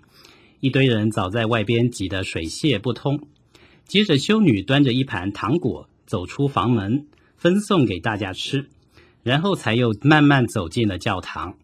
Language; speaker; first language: Chinese; native; Chinese